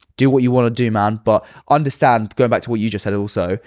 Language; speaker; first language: English; native; English